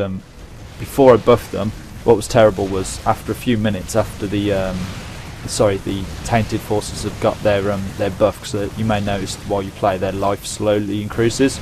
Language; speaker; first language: English; native; English